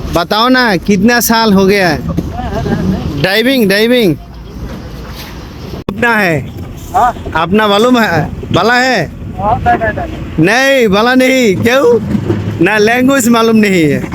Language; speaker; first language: Hindi; non-native, learner; Bangla